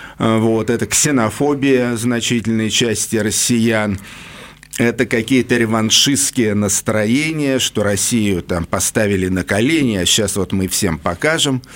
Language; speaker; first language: Russian; native; Russian